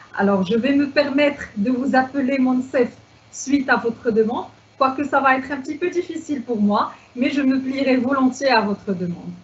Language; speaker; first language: French; non-native, local second language; Arabic